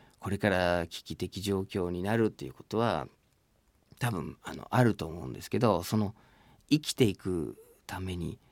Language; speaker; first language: Japanese; non-native, fluent; English